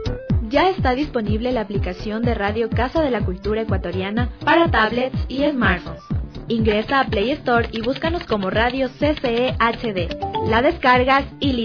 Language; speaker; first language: Spanish; native; Spanish